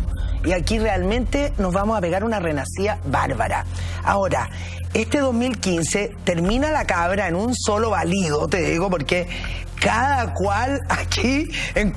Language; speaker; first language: Spanish; native; Spanish